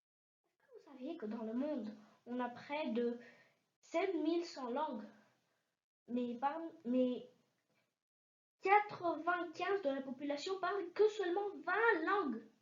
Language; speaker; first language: French; early bilingual, heritage; French